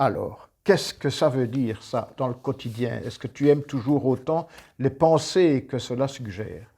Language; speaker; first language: French; native; French